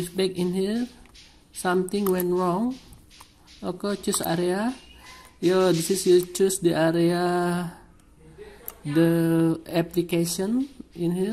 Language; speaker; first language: English; non-native, learner; Indonesian